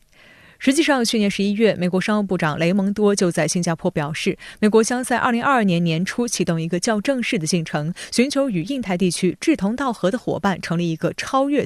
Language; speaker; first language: Chinese; native; Chinese